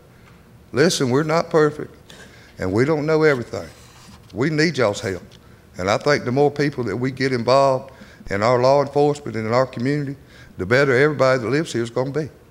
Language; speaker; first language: English; native; English